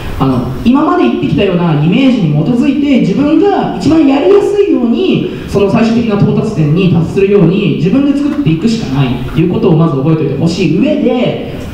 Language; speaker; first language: Japanese; native; Japanese